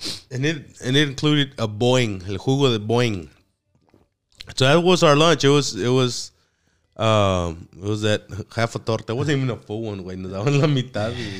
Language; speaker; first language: English; early bilingual, other home language; Spanish